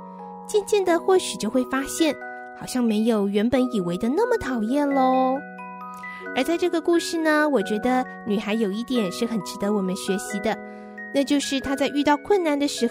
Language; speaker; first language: Chinese; native; Chinese